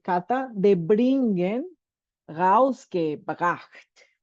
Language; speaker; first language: German; non-native, fluent; Spanish